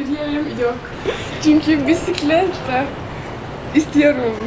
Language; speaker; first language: Turkish; non-native, learner; French